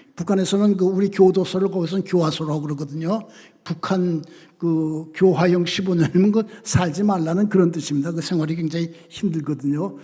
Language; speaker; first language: Korean; native; Korean